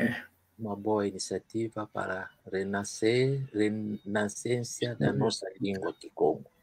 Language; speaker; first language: Portuguese; non-native, local second language; Kongo